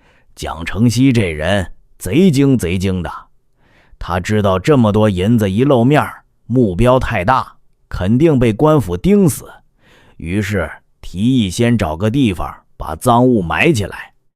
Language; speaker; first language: Chinese; native; Chinese